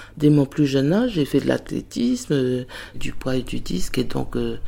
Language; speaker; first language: French; native; French